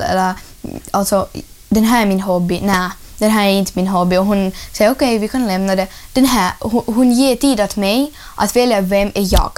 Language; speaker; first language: Swedish; non-native, learner; Ukrainian